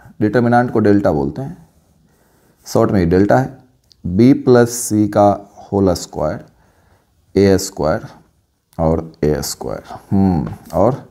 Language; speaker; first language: Hindi; native; Hindi